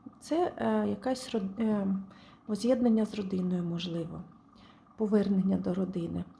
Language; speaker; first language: Ukrainian; non-native, local second language; Russian